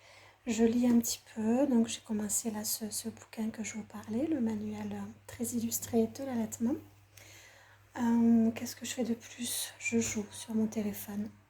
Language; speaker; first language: French; native; French